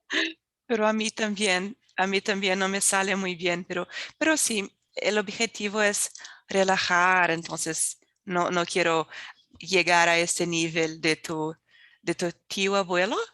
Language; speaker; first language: Spanish; non-native, fluent; Portuguese